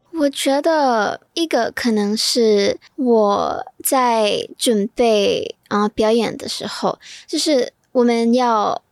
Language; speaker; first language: Chinese; non-native, fluent; Thai